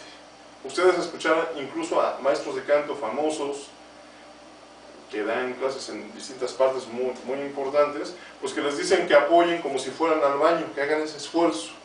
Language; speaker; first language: Spanish; native; Spanish